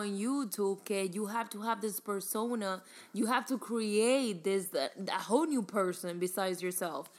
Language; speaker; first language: English; early bilingual, other home language; Spanish